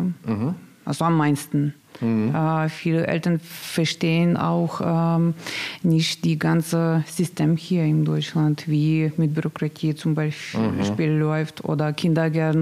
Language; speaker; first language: German; non-native, learner; Russian